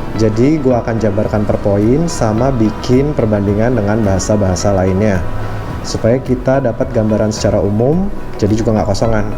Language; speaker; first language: Indonesian; native; Indonesian